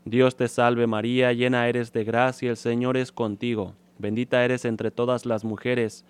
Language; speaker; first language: Spanish; native; Spanish